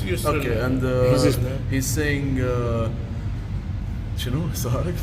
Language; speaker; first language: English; non-native, fluent; Arabic